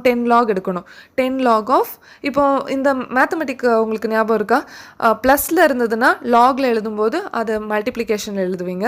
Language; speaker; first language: Tamil; native; Tamil